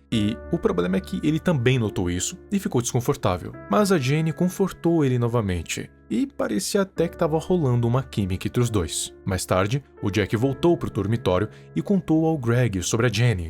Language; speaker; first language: Portuguese; native; Portuguese